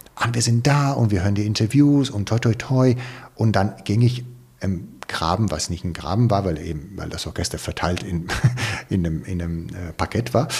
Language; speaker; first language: German; non-native, fluent; Italian